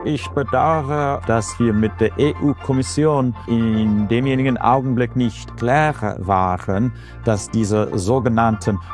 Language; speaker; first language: German; non-native, fluent; English